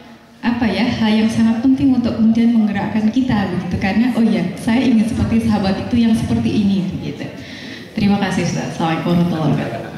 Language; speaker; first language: Indonesian; native; Indonesian